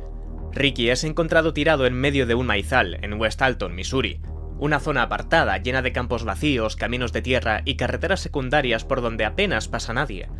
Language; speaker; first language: Spanish; native; Spanish